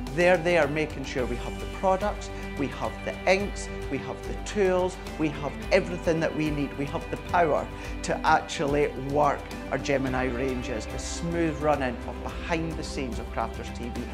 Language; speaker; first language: English; native; English